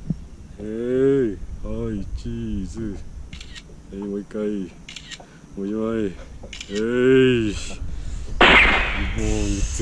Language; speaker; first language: Japanese; native; Japanese